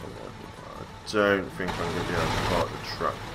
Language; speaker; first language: English; native; English